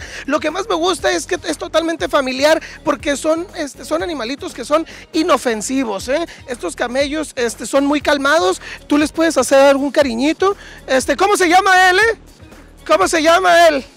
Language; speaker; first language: Spanish; native; Spanish